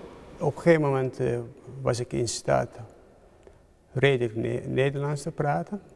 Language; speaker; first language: Dutch; non-native, fluent; Turkish